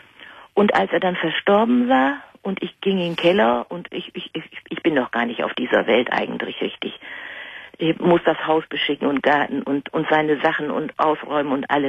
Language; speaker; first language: German; native; German